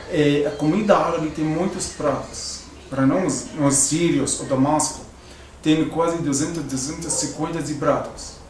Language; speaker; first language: Portuguese; non-native, learner; Arabic